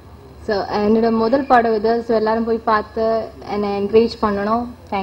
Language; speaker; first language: Tamil; non-native, learner; Malayalam